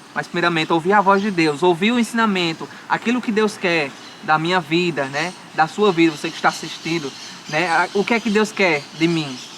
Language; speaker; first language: Portuguese; native; Portuguese